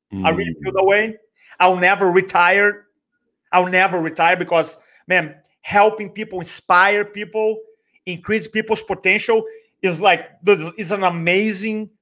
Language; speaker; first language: English; non-native, fluent; Portuguese